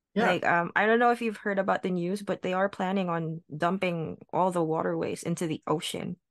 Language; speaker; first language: English; non-native, local second language; Filipino